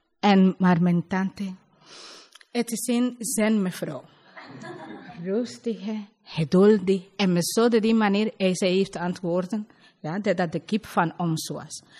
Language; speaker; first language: Dutch; non-native, learner; Spanish